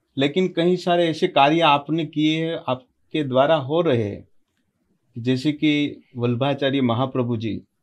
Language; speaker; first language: Hindi; non-native, local second language; Gujarati